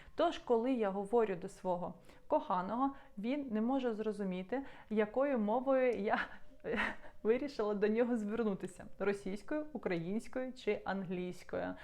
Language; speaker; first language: Ukrainian; non-native, local second language; Russian